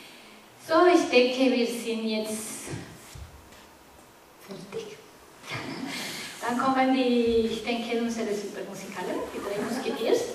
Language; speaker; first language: German; non-native, fluent; Spanish